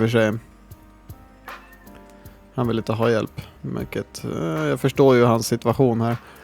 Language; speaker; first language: Swedish; native; Swedish